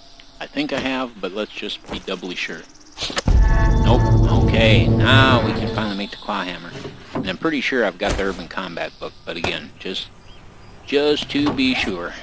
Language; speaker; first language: English; native; English